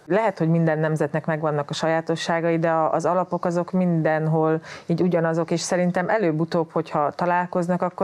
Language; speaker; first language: Hungarian; native; Hungarian